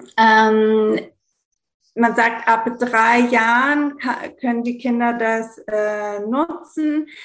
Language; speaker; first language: German; early bilingual, heritage; German